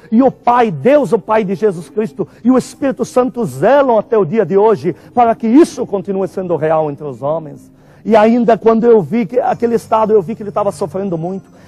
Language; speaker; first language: Portuguese; non-native, fluent; Arabic